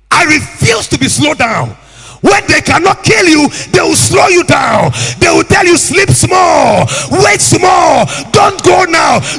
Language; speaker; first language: English; non-native, local second language; Akan